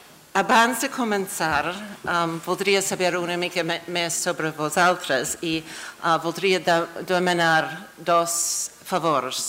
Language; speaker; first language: Catalan; non-native, fluent; English